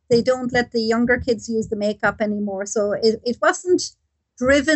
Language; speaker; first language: English; native; English